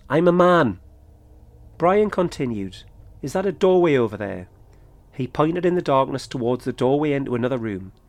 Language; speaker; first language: English; native; English